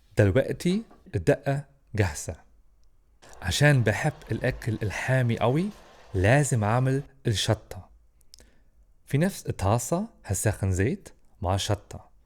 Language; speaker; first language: Egyptian Arabic; non-native, learner; German